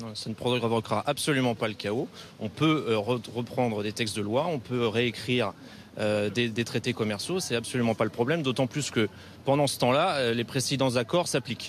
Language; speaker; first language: French; native; French